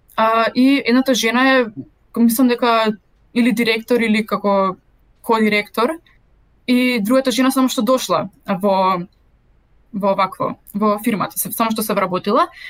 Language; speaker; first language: Macedonian; native; Macedonian